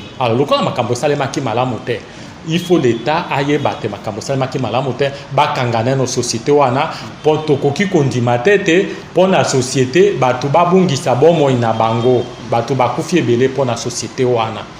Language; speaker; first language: Lingala; native; Lingala